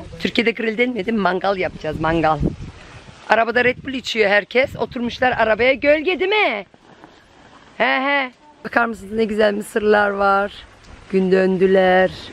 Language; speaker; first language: Turkish; native; Turkish